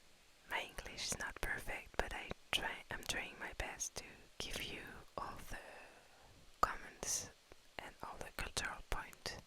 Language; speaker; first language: English; non-native, fluent; French